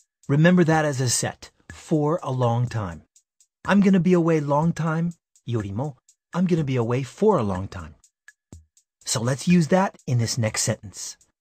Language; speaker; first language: English; native; English